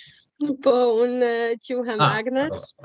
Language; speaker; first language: Albanian; non-native, learner; Hungarian